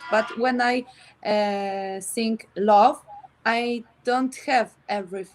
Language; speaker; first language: English; non-native, learner; Polish